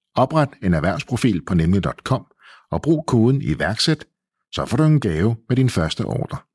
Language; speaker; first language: Danish; native; Danish